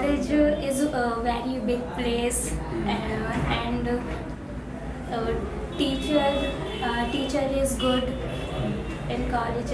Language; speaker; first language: English; non-native, learner; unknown